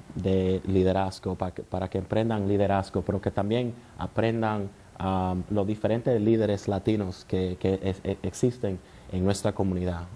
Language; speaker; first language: Spanish; early bilingual, heritage; Spanish